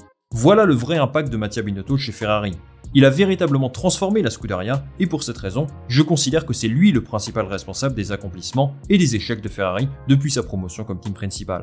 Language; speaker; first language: French; native; French